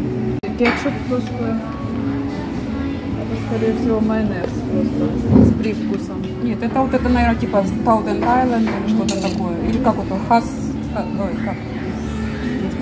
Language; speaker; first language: Russian; native; Russian